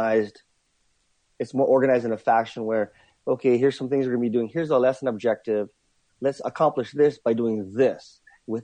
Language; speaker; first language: English; native; English